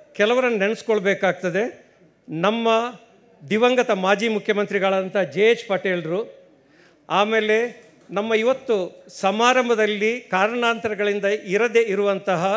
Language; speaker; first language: Kannada; non-native, local second language; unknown